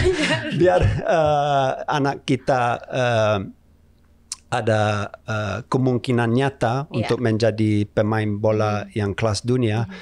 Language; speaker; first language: Indonesian; non-native, fluent; English